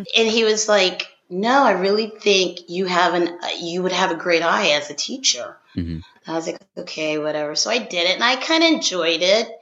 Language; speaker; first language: English; native; English